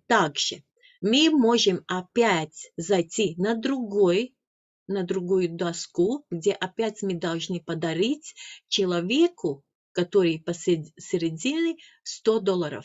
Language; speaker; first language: Russian; non-native, fluent; Latvian